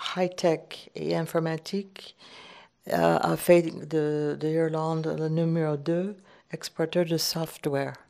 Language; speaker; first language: French; non-native, fluent; English